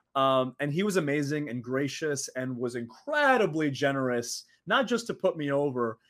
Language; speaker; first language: English; early bilingual, other home language; Arabic